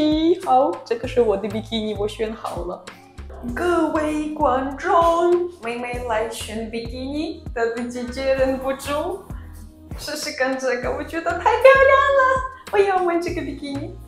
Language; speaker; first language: Chinese; non-native, fluent; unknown